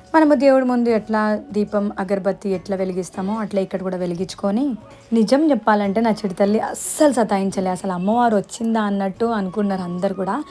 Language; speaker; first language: Telugu; non-native, local second language; Lambadi